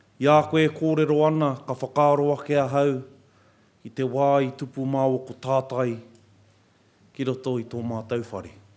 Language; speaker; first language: Māori; native; Māori